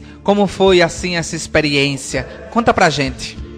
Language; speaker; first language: Portuguese; native; Portuguese